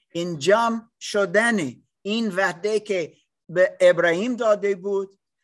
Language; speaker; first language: Persian; non-native, learner; English